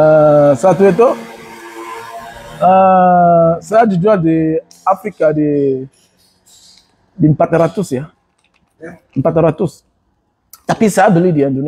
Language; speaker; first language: Indonesian; non-native, learner; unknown